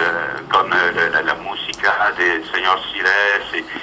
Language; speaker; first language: Spanish; non-native, fluent; French